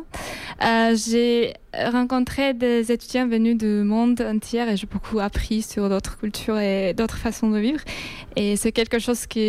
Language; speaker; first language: French; non-native, fluent; Georgian